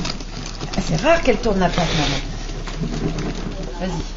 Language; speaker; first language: French; native; French